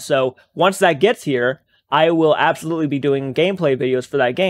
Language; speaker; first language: English; native; English